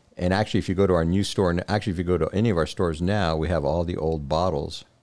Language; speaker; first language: English; native; English